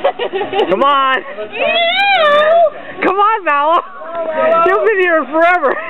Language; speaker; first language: English; native; English